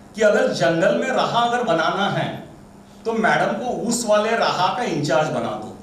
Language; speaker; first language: Hindi; non-native, local second language; Marathi